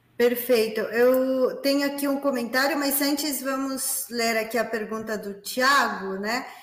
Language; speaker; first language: Portuguese; non-native, fluent; Spanish